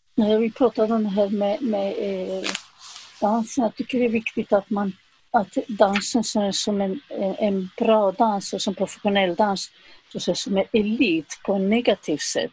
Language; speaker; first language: Swedish; non-native, fluent; Spanish